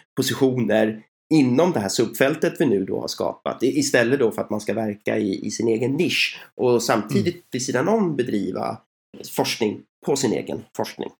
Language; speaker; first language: Swedish; native; Swedish